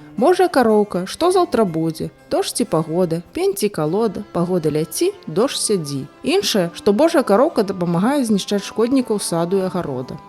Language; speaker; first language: Belarusian; native; Belarusian